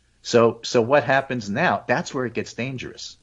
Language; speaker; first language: English; native; English